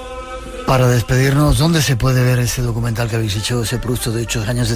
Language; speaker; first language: Spanish; native; Spanish